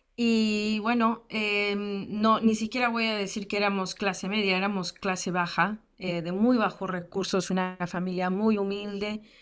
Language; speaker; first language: Spanish; early bilingual, heritage; Spanish